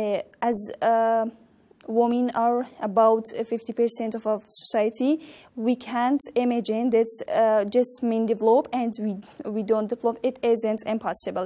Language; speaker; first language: English; non-native, learner; Persian